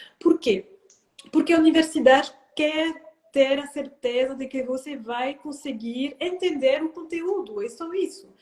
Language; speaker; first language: Portuguese; non-native, fluent; French